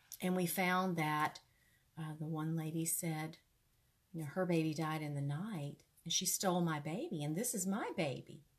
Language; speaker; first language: English; native; English